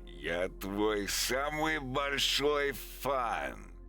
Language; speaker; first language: Russian; non-native, learner; English